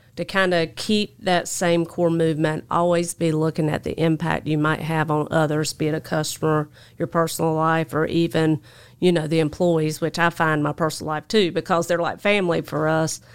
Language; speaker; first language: English; native; English